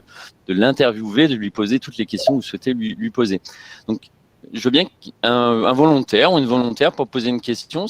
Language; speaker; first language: French; native; French